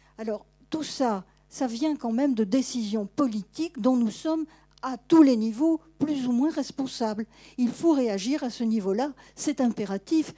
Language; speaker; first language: French; native; French